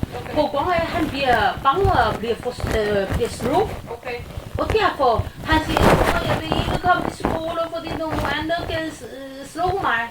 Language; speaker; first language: Danish; non-native, learner; Chinese